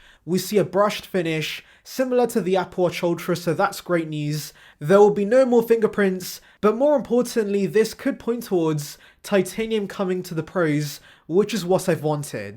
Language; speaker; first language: English; native; English